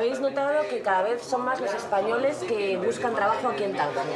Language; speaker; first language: Spanish; native; Spanish